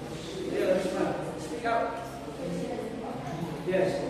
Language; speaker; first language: English; non-native, learner; Indonesian